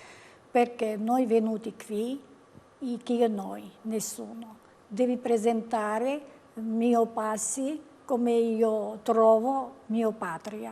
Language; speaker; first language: Italian; non-native, learner; Georgian